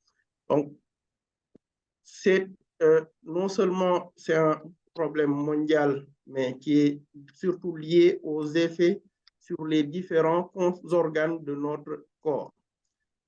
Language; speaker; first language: French; non-native, local second language; Wolof